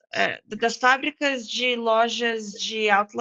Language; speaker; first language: Portuguese; non-native, fluent; English